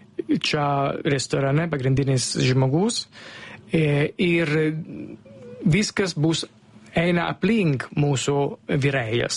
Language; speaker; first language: Lithuanian; non-native, fluent; Italian